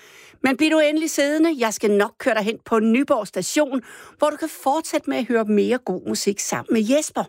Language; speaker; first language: Danish; native; Danish